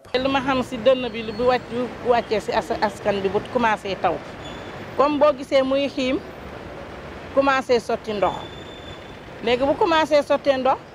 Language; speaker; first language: Wolof; non-native, local second language; Jola-Fonyi